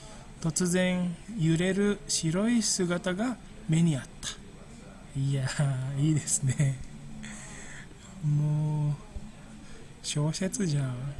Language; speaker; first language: Japanese; non-native, fluent; Indonesian